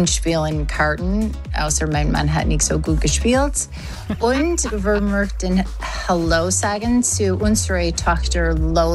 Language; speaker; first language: German; non-native, learner; English